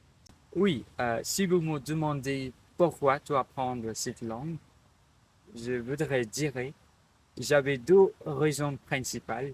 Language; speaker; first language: French; non-native, learner; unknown